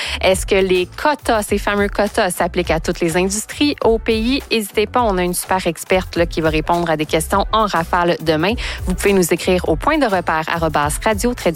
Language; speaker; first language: French; native; French